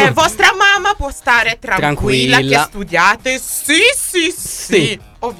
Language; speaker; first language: Italian; native; Italian